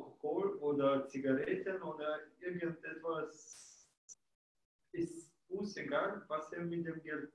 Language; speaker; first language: German; non-native, fluent; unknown